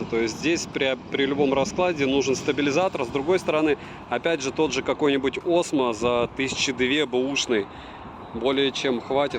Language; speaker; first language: Russian; native; Russian